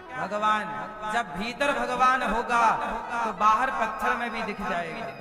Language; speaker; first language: Hindi; native; Hindi